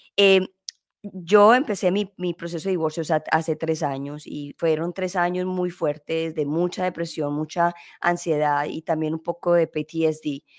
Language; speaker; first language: Spanish; native; Spanish